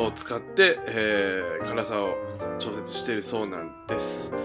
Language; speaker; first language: Japanese; native; Japanese